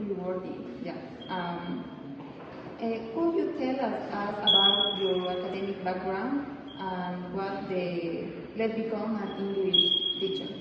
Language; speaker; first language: English; non-native, learner; Spanish